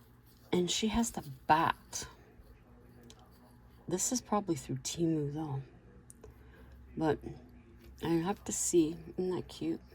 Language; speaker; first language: English; native; English